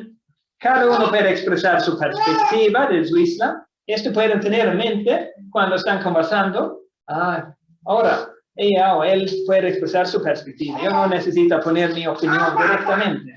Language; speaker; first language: Spanish; non-native, fluent; Swedish